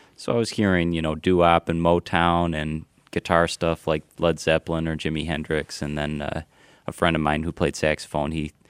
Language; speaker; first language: English; native; English